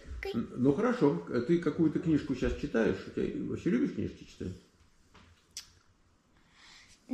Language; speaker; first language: Russian; native; Russian